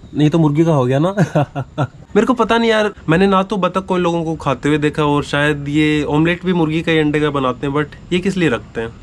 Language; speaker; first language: Hindi; native; Hindi